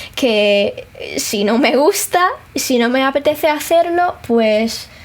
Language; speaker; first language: Spanish; non-native, fluent; English